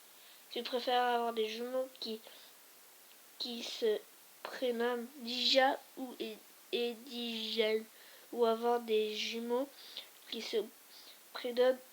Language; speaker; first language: French; native; French